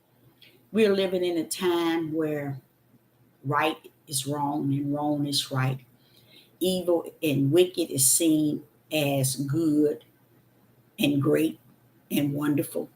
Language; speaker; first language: English; native; English